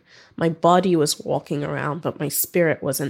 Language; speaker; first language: English; non-native, local second language; Yoruba